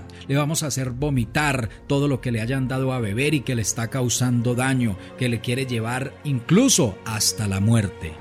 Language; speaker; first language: Spanish; native; Spanish